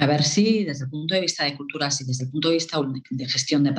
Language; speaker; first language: Spanish; native; Spanish